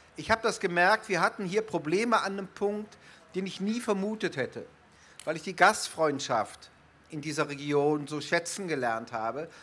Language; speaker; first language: German; native; German